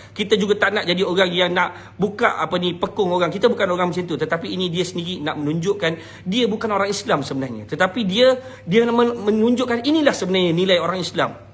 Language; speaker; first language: Malay; native; Malay